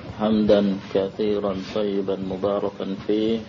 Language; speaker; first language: Arabic; non-native, fluent; Indonesian